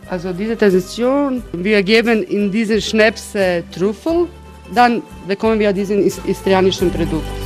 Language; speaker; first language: German; non-native, fluent; Croatian